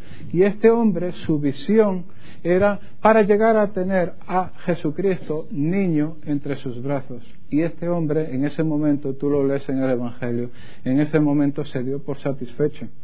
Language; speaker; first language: Spanish; native; Spanish